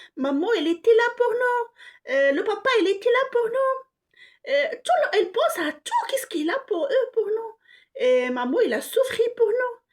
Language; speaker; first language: French; non-native, local second language; Arabic